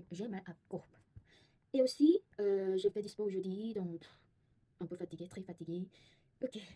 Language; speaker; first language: French; non-native, learner; Korean